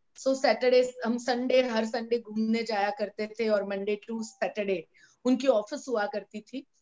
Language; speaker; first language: Hindi; non-native, local second language; Gujarati